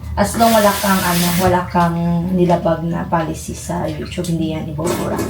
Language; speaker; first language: Filipino; non-native, local second language; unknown